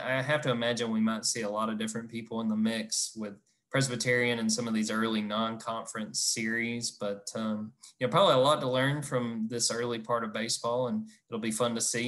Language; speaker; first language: English; native; English